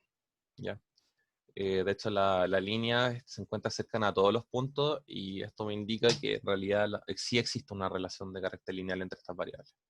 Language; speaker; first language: Spanish; native; Spanish